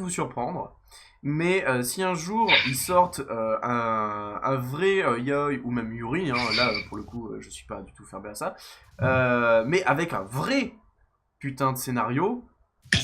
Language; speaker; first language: French; native; French